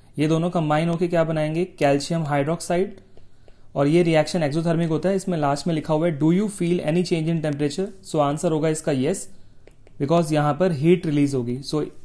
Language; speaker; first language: Hindi; native; Hindi